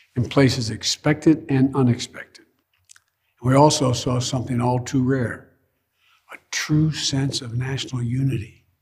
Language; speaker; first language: English; native; English